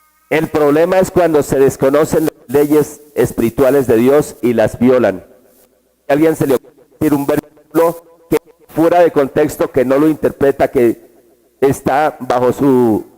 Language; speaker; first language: Spanish; native; Spanish